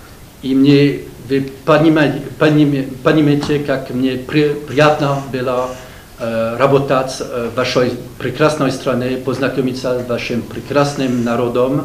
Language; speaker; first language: Russian; non-native, fluent; French